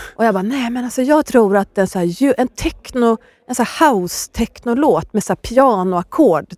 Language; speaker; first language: Swedish; native; Swedish